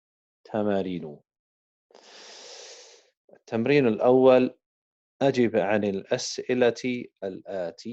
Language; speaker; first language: Arabic; non-native, fluent; English